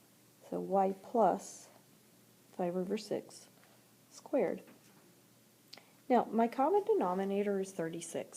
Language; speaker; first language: English; native; English